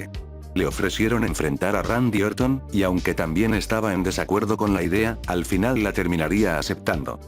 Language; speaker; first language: Spanish; native; Spanish